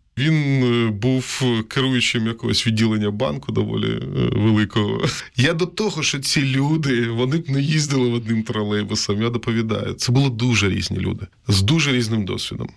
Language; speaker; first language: Ukrainian; non-native, local second language; Russian